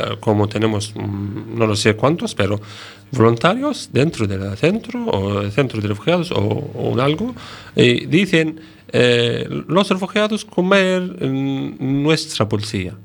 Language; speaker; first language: Spanish; non-native, learner; Arabic